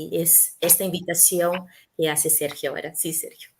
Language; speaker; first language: Spanish; native; Spanish